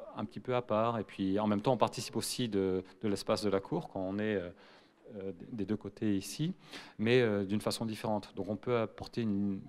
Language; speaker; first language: French; native; French